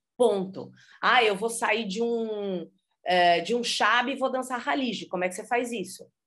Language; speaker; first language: Portuguese; early bilingual, heritage; Portuguese